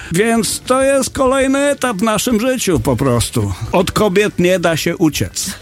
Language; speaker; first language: Polish; native; Polish